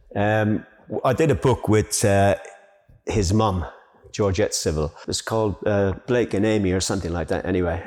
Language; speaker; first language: English; native; English